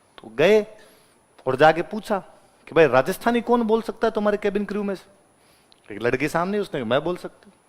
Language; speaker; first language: Hindi; native; Hindi